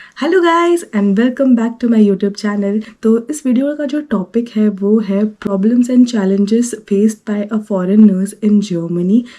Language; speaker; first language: Hindi; native; Hindi